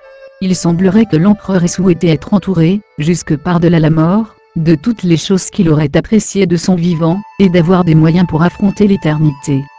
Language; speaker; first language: French; native; French